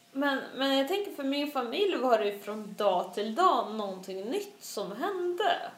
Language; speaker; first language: Swedish; early bilingual, other home language; Russian